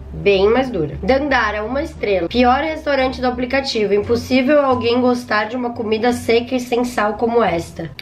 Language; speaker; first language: Portuguese; native; Portuguese